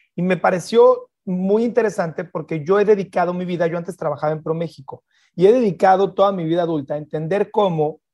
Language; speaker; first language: Spanish; native; Spanish